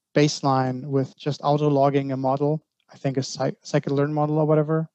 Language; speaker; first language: English; non-native, fluent; Greek